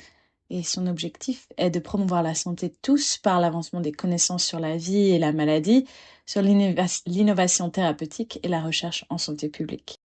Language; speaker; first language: French; native; French